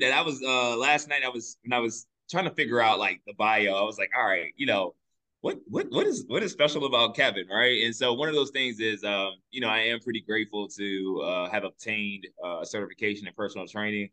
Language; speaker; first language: English; native; English